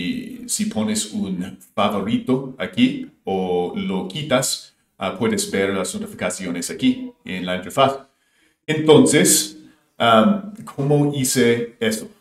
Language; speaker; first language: Spanish; non-native, fluent; English